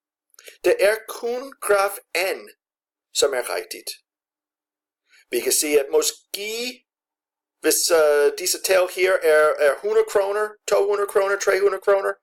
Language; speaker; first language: Danish; non-native, fluent; English